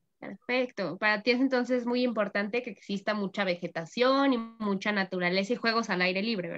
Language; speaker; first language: Spanish; native; Spanish